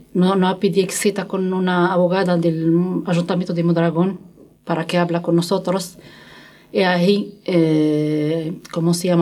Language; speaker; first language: Spanish; non-native, learner; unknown